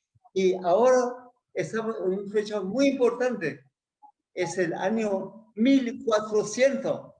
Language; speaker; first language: Spanish; non-native, fluent; Persian